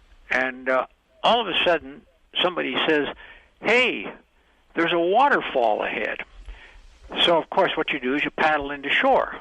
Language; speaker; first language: English; native; English